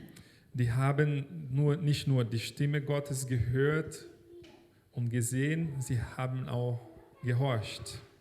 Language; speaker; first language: German; non-native, fluent; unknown